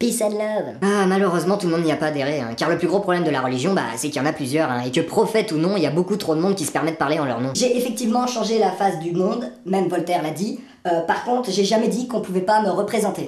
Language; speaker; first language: French; native; French